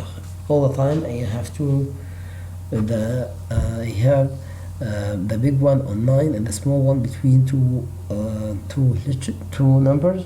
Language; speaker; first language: English; non-native, learner; Arabic